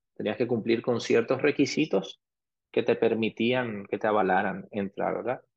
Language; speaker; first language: Spanish; early bilingual, other home language; Arabic